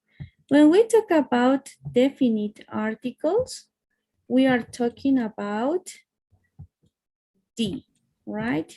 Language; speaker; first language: English; non-native, fluent; Spanish